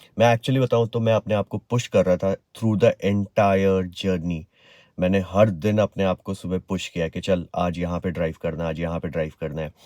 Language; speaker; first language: Hindi; native; Hindi